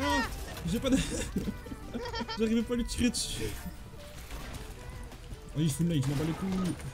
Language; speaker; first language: French; native; French